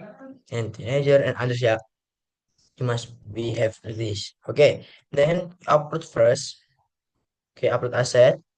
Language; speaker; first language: English; non-native, learner; Indonesian